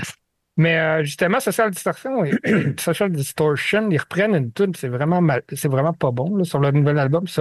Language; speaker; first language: French; native; French